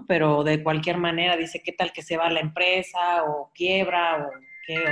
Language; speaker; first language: Spanish; native; Spanish